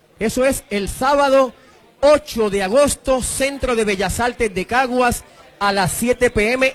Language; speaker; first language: Spanish; native; Spanish